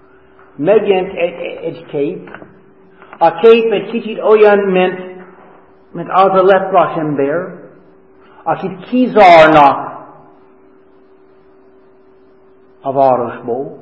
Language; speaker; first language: Hungarian; non-native, fluent; English